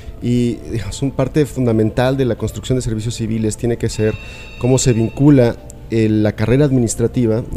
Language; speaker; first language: Spanish; native; Spanish